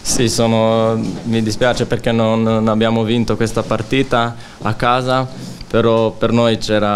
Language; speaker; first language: Italian; non-native, fluent; Slovenian